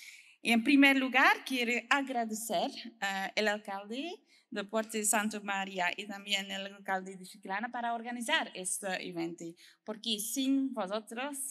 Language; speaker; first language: Spanish; non-native, learner; French